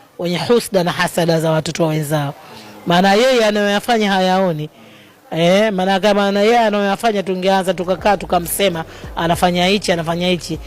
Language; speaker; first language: Swahili; native; Swahili